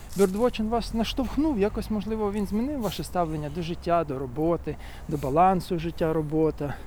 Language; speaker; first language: Ukrainian; native; Ukrainian